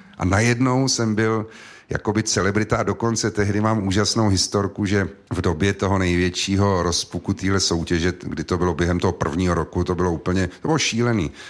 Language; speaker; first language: Czech; native; Czech